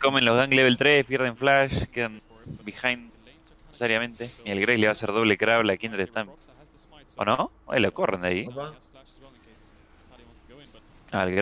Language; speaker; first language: Spanish; native; Spanish